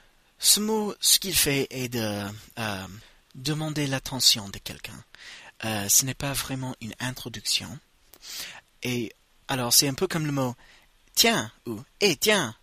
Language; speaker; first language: French; non-native, fluent; English